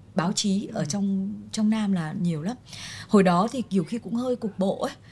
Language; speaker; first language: Vietnamese; native; Vietnamese